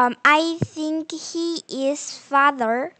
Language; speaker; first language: English; non-native, learner; Korean